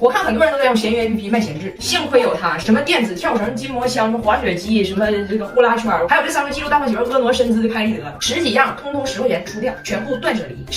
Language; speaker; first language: Chinese; native; Chinese